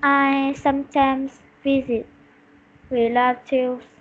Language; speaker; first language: English; non-native, learner; Vietnamese